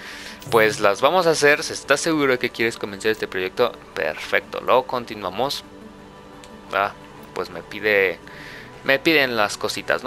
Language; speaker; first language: Spanish; native; Spanish